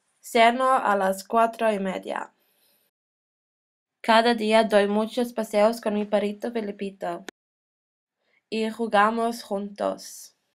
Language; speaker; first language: Spanish; non-native, learner; Norwegian